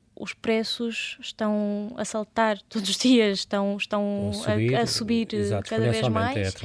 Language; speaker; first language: Portuguese; early bilingual, other home language; Russian